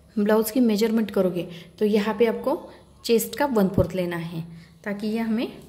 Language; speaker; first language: Hindi; non-native, local second language; Marathi